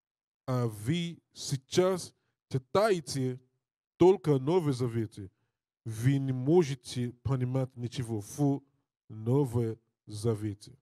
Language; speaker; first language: Russian; non-native, learner; English